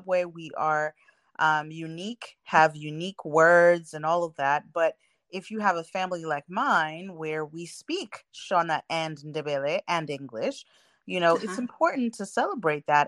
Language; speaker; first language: English; non-native, local second language; Shona